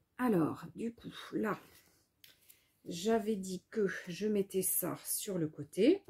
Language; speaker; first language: French; native; French